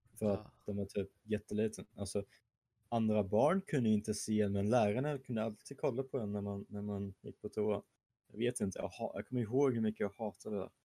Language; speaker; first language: Swedish; early bilingual, other home language; German